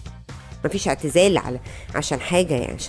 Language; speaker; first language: Arabic; native; Arabic